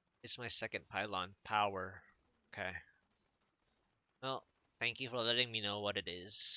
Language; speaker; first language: English; native; English